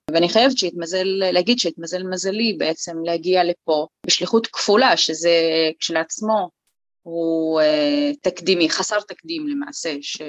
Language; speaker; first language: Hebrew; non-native, local second language; Arabic